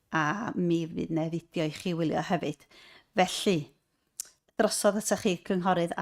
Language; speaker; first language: Welsh; native; Welsh